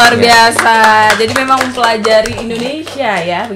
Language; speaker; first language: Indonesian; native; Indonesian